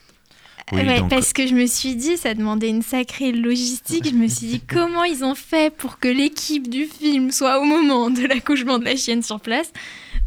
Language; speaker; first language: French; native; French